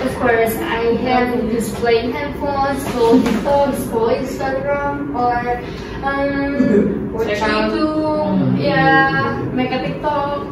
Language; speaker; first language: English; non-native, learner; Indonesian